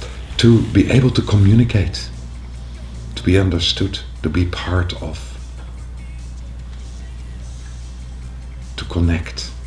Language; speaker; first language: English; non-native, fluent; Dutch